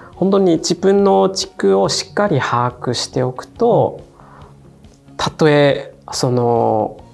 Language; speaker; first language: Japanese; non-native, fluent; Chinese